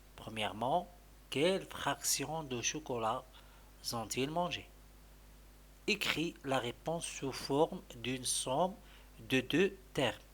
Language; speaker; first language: French; non-native, local second language; Arabic